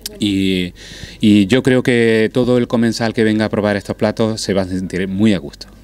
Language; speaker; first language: Spanish; native; Spanish